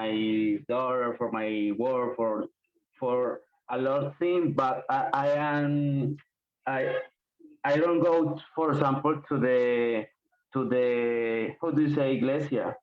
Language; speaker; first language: English; non-native, learner; Spanish